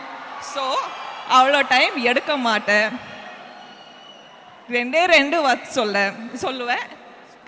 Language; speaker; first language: Tamil; non-native, fluent; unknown